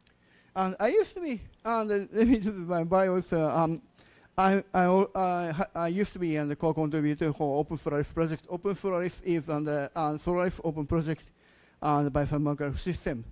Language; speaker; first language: English; non-native, learner; Japanese